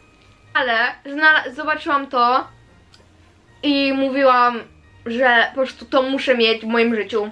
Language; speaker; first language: Polish; early bilingual, heritage; Polish